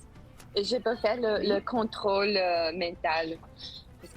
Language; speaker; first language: French; non-native, learner; Spanish